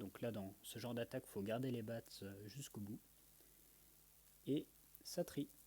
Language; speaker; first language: French; native; French